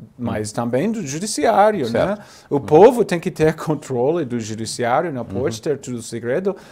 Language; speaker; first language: Portuguese; non-native, fluent; English